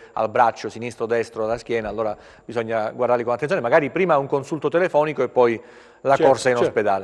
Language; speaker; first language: Italian; native; Italian